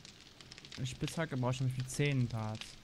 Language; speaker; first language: German; native; German